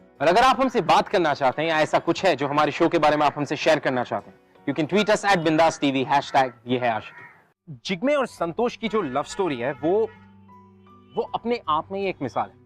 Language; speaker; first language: Hindi; native; Hindi